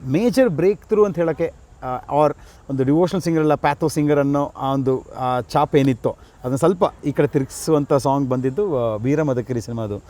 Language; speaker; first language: Kannada; non-native, local second language; Malayalam